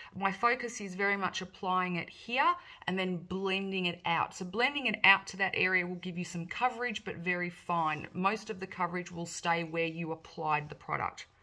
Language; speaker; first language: English; native; English